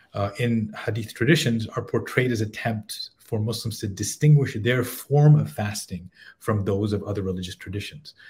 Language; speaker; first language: English; native; English